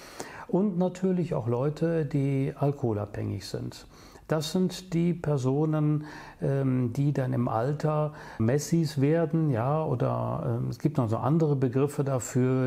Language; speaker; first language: German; native; German